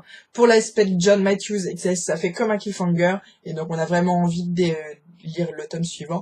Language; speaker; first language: French; native; French